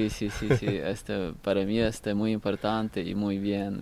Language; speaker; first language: Spanish; non-native, learner; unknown